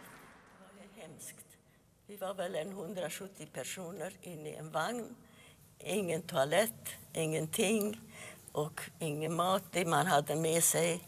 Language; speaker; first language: Swedish; non-native, fluent; Yiddish